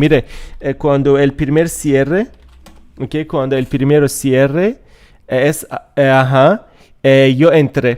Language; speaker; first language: Spanish; non-native, fluent; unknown